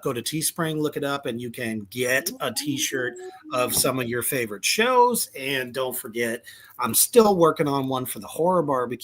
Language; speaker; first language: English; native; English